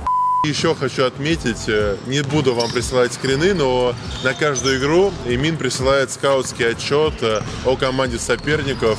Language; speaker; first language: Russian; native; Russian